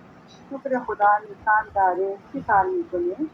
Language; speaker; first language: Persian; non-native, learner; Urdu